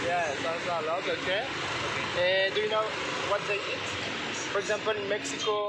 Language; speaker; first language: English; non-native, fluent; French